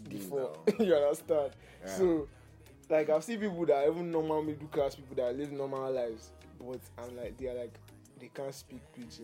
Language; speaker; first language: English; non-native, local second language; Yoruba